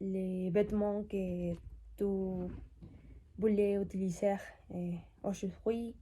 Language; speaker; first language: French; non-native, learner; Spanish